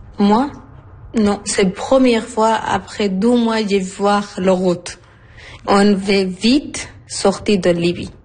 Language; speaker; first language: French; non-native, learner; Arabic